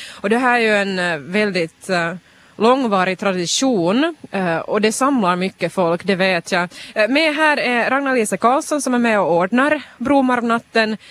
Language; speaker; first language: Swedish; native; Swedish